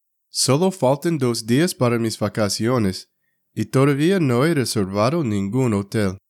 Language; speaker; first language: Spanish; non-native, fluent; English